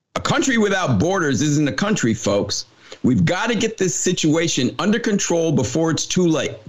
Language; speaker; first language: English; native; English